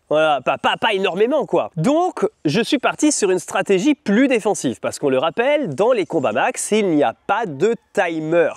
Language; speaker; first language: French; native; French